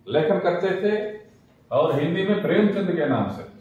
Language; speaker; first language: Hindi; non-native, local second language; Telugu